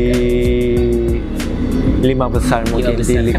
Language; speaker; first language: Indonesian; non-native, learner; Korean